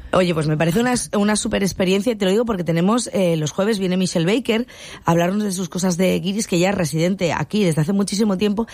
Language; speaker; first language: Spanish; native; Spanish